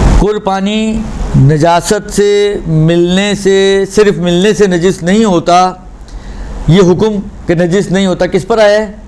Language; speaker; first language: Urdu; non-native, local second language; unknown